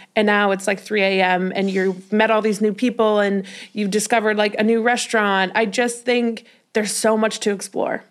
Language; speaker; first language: English; native; English